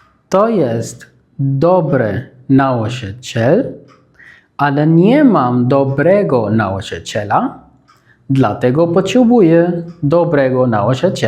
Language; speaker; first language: Polish; non-native, fluent; Arabic